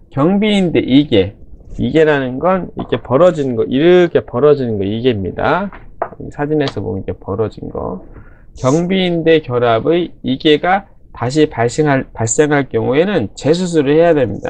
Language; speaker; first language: Korean; native; Korean